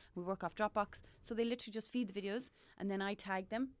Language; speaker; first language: English; native; English